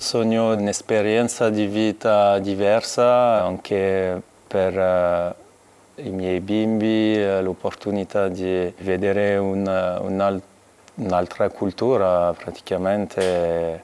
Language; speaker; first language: Italian; non-native, fluent; French